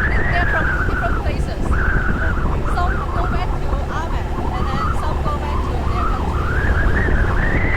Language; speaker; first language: English; non-native, local second language; Cantonese